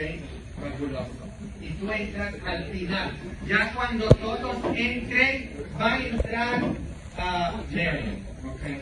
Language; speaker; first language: Spanish; non-native, fluent; English